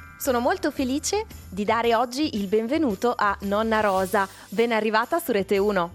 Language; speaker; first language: Italian; native; Italian